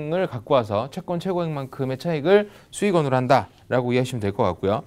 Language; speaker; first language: Korean; native; Korean